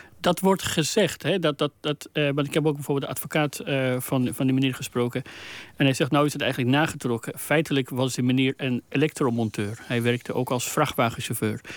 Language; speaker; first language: Dutch; non-native, fluent; Persian